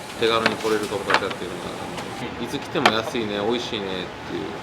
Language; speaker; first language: Japanese; native; Japanese